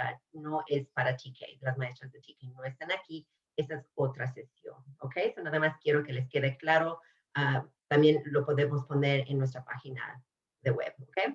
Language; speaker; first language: Spanish; early bilingual, other home language; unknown